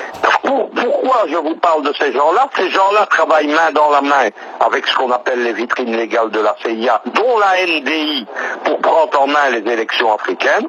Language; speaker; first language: French; native; French